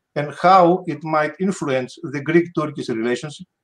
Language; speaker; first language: English; non-native, fluent; Greek